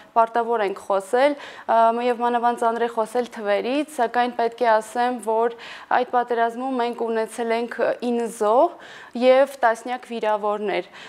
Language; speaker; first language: Armenian; non-native, local second language; Assyrian Neo-Aramaic